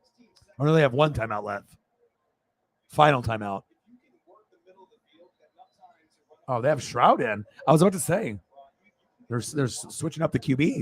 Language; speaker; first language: English; native; English